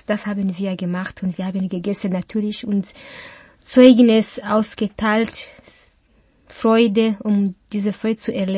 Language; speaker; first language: German; non-native, learner; Kinyarwanda